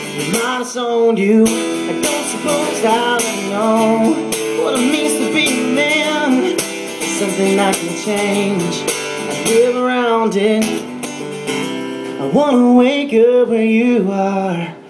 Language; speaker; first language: English; native; English